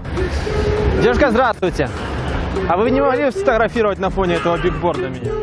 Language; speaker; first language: Russian; native; Russian